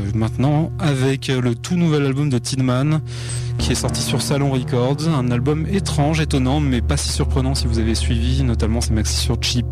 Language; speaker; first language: French; native; French